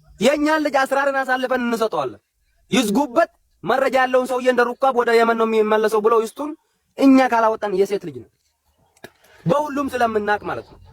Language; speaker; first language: Amharic; non-native, local second language; Oromo